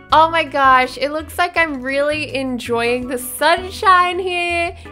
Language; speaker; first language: English; native; English